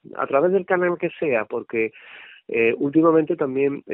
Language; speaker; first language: Spanish; native; Spanish